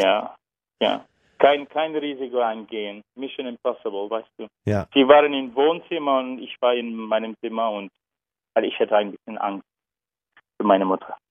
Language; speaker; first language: German; non-native, learner; Turkish